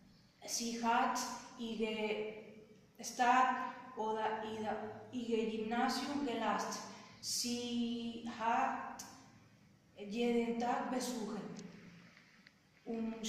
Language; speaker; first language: German; non-native, learner; Spanish